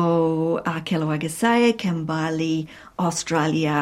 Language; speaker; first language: Indonesian; non-native, fluent; English